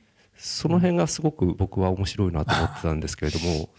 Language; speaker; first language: Japanese; native; Japanese